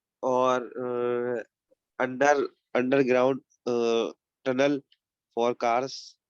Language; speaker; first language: English; non-native, learner; Urdu